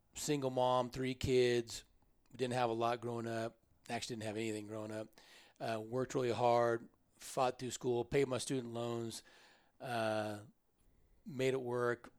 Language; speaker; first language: English; native; English